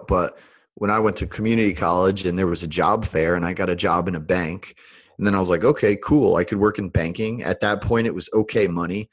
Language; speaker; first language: English; native; English